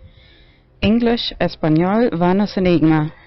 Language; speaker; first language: Spanish; non-native, fluent; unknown